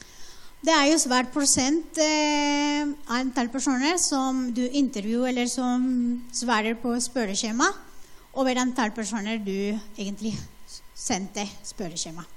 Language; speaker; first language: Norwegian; non-native, fluent; Spanish